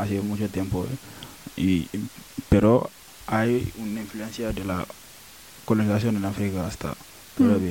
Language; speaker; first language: Spanish; non-native, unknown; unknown